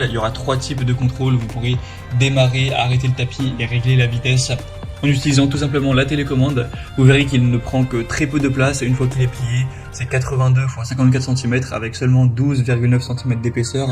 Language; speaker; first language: French; native; French